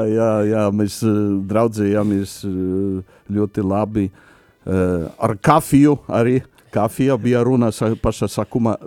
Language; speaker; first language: Latvian; non-native, fluent; Polish